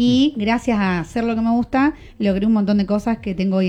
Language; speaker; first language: Spanish; native; Spanish